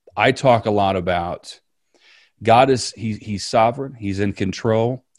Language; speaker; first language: English; native; English